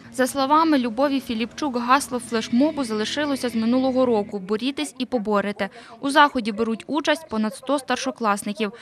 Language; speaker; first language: Ukrainian; native; Ukrainian